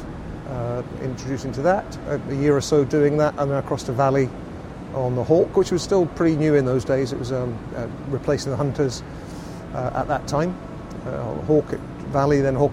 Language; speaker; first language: English; native; English